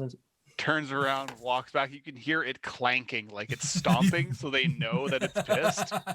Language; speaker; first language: English; native; English